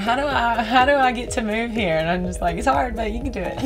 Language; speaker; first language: English; native; English